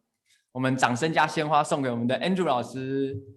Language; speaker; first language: Chinese; native; Chinese